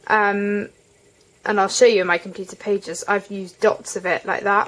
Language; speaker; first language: English; native; English